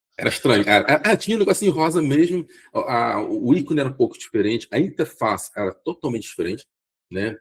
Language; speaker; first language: Portuguese; non-native, local second language; Kabuverdianu